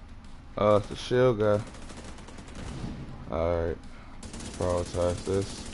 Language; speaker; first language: English; native; English